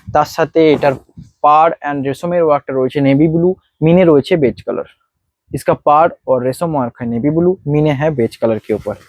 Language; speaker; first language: Hindi; non-native, local second language; Bangla